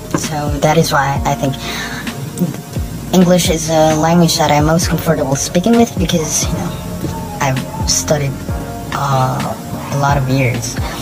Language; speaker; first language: English; non-native, local second language; Filipino